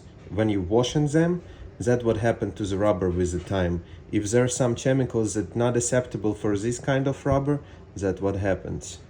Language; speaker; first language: English; non-native, fluent; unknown